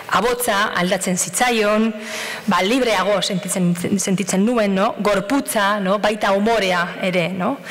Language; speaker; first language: Basque; non-native, local second language; Spanish